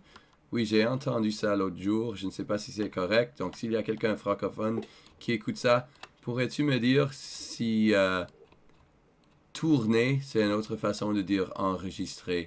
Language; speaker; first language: French; non-native, learner; English